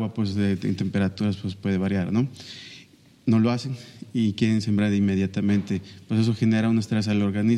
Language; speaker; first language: Spanish; native; Spanish